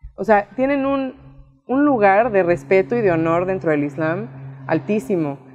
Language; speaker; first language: Spanish; native; Spanish